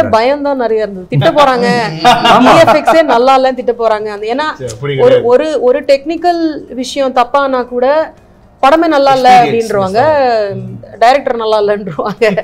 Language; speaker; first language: Tamil; native; Tamil